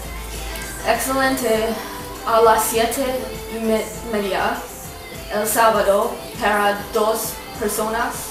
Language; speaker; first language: Spanish; non-native, learner; English